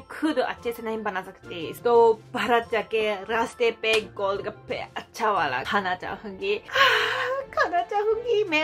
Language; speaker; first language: Hindi; non-native, fluent; Japanese